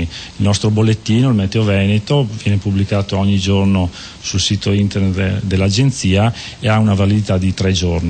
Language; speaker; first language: Italian; native; Italian